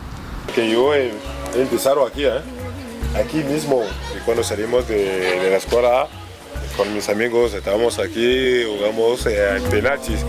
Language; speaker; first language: Spanish; non-native, fluent; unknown